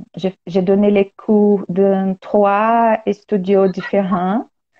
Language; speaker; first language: French; non-native, learner; Portuguese